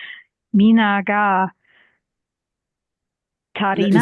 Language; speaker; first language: Japanese; non-native, learner; English